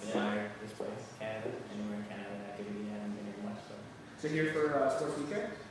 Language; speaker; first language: English; native; English